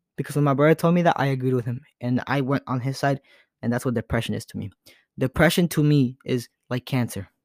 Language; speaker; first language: English; early bilingual, other home language; Spanish